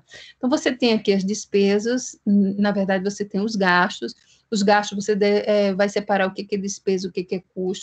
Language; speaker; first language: Portuguese; native; Portuguese